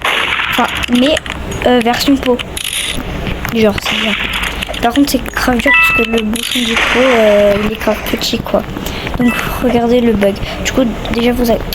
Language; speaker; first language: French; native; French